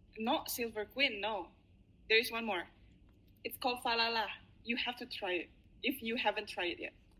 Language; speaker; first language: English; non-native, fluent; Indonesian